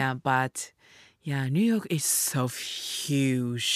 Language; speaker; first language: English; non-native, learner; Japanese